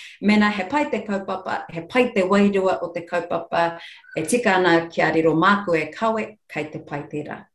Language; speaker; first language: Māori; non-native, local second language; English